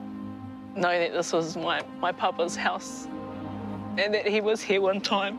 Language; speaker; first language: English; native; English